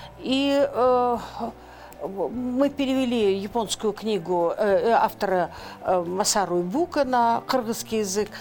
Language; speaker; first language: Russian; non-native, local second language; Kyrgyz